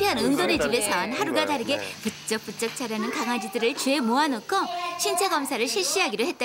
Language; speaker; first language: Korean; native; Korean